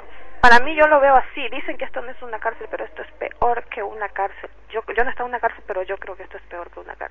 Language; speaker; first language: Spanish; native; Spanish